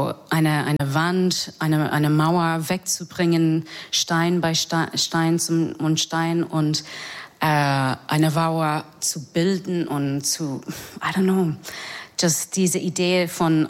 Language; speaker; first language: German; non-native, fluent; English